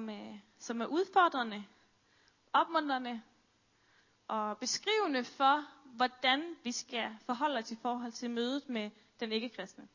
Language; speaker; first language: Danish; native; Danish